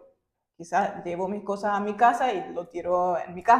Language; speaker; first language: Spanish; non-native, fluent; German